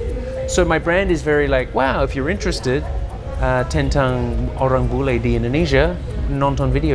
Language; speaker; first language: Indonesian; non-native, learner; English